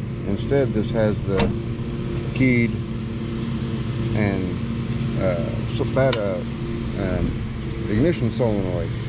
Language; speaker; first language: English; native; English